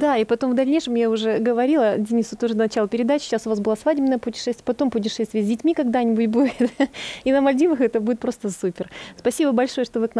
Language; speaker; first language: Russian; native; Russian